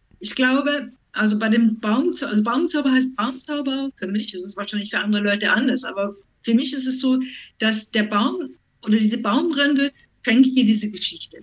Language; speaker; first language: German; native; German